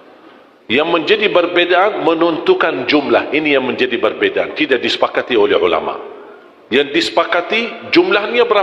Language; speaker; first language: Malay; non-native, fluent; Arabic